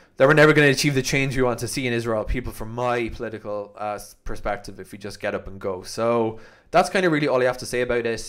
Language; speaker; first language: English; native; English